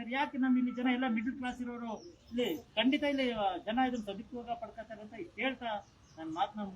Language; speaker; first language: Kannada; native; Kannada